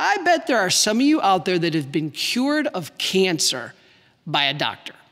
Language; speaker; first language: English; native; English